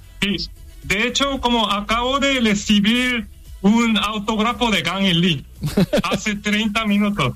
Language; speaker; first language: Spanish; non-native, fluent; Korean